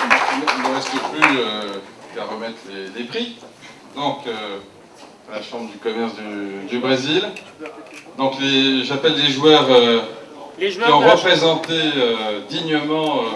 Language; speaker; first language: French; native; French